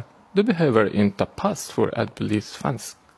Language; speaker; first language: Swedish; non-native, learner; Arabic